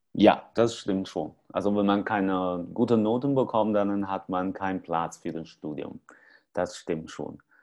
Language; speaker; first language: German; non-native, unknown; Chinese